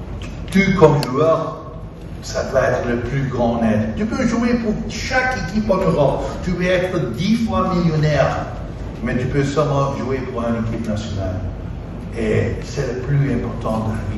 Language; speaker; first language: French; non-native, fluent; Dutch